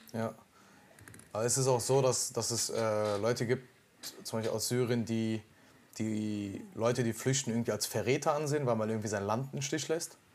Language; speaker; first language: German; early bilingual, other home language; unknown